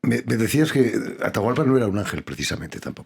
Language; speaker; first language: Spanish; native; Spanish